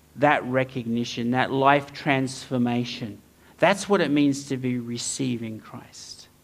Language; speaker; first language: English; native; English